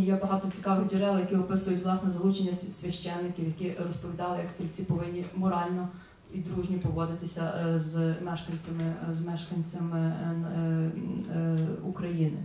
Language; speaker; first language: Ukrainian; native; Ukrainian